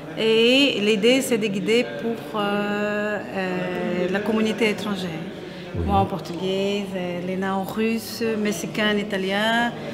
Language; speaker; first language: French; non-native, fluent; Portuguese